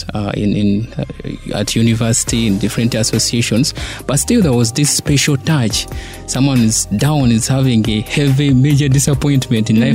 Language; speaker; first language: English; non-native, local second language; Ganda